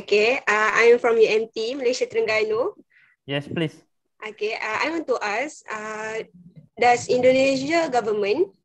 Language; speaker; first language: English; non-native, fluent; Malay